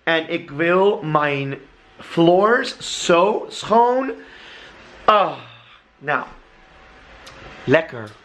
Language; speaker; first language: Dutch; non-native, learner; English